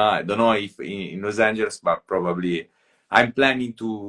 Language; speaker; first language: English; non-native, fluent; Italian